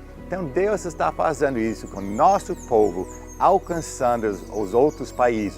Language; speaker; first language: Portuguese; non-native, learner; English